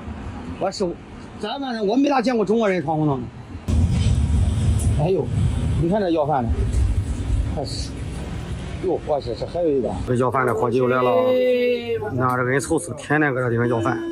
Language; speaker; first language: Chinese; native; Chinese